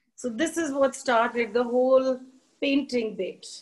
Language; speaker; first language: English; non-native, local second language; Hindi